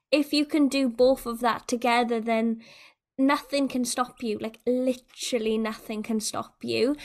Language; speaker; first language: English; native; English